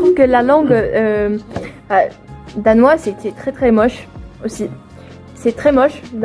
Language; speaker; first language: French; non-native, fluent; Swedish